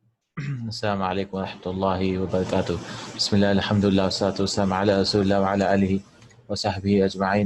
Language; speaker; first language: Arabic; non-native, fluent; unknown